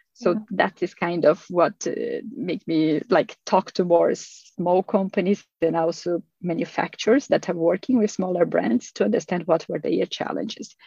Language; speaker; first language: English; non-native, fluent; Portuguese